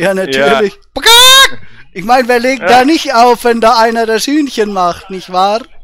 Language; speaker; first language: German; native; German